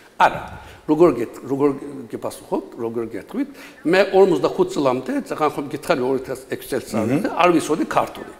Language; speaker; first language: Georgian; non-native, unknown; Turkish